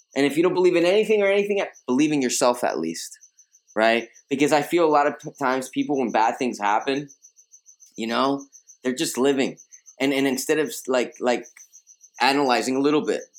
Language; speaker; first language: English; early bilingual, other home language; Spanish